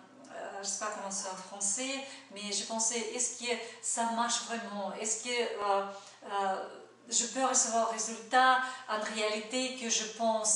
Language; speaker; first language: French; non-native, fluent; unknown